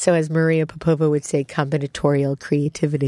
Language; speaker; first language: English; native; English